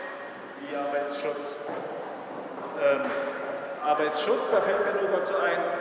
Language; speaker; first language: German; native; German